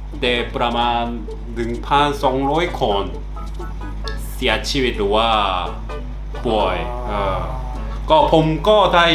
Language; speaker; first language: Thai; non-native, learner; Korean